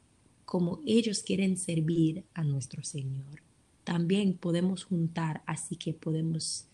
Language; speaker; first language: Spanish; early bilingual, heritage; Spanish